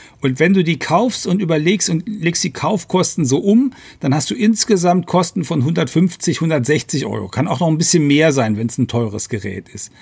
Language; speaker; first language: German; native; German